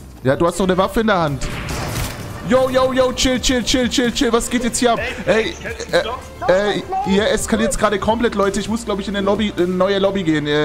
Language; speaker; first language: German; native; German